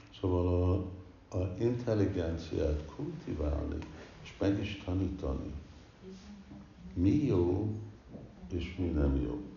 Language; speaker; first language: Hungarian; early bilingual, heritage; Hungarian